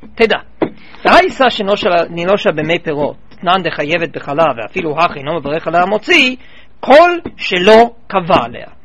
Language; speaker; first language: Hebrew; non-native, fluent; English